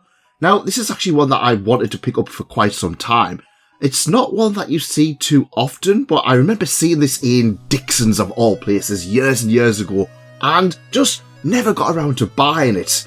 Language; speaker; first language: English; native; English